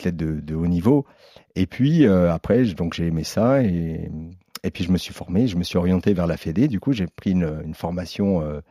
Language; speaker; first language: French; native; French